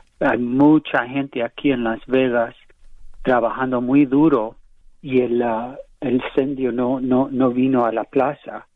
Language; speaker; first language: Spanish; early bilingual, heritage; English